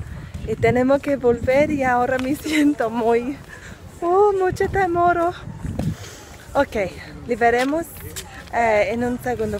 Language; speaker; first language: Spanish; non-native, learner; English